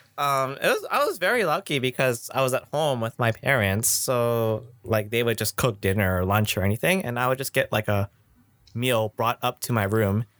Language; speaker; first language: English; early bilingual, other home language; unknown